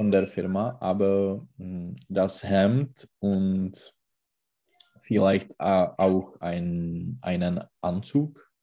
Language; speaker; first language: German; non-native, learner; Czech